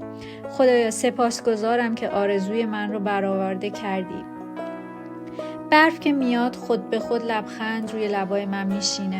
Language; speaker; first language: Persian; native; Persian